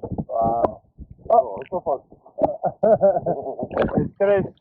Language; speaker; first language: English; non-native, learner; French